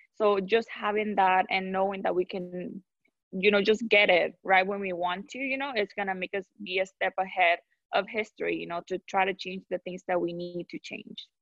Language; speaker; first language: English; non-native, fluent; Spanish